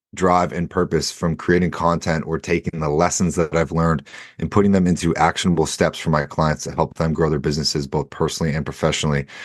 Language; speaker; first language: English; native; English